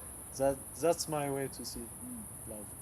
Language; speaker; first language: English; non-native, learner; French